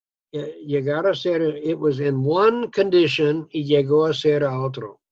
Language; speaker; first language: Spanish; non-native, fluent; English